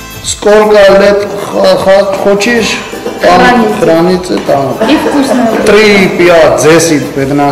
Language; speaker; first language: Russian; non-native, local second language; Georgian